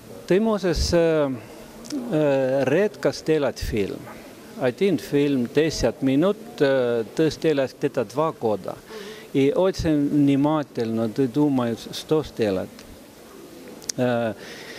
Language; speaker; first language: Russian; non-native, fluent; Estonian